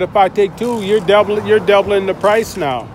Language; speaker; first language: English; native; English